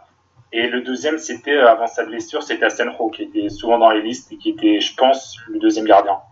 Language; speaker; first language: French; native; French